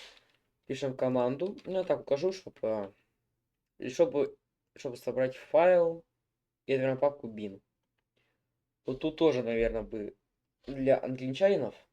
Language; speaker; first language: Russian; native; Russian